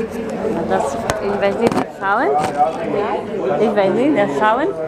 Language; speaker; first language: German; non-native, learner; Polish